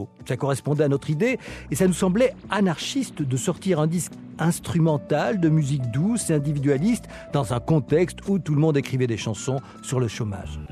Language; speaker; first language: French; native; French